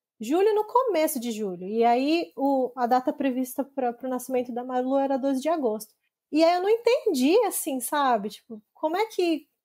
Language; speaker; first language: Portuguese; native; Portuguese